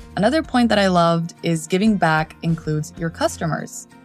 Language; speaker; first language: English; non-native, fluent; Spanish